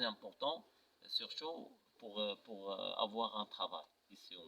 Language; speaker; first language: French; non-native, local second language; Arabic